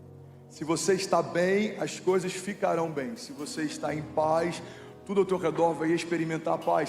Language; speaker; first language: Portuguese; native; Portuguese